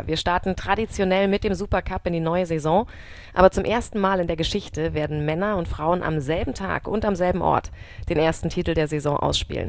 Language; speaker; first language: German; native; German